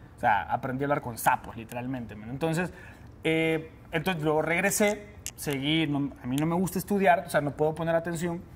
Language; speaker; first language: Spanish; native; Spanish